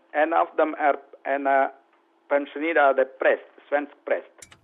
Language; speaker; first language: Swedish; non-native, learner; Malayalam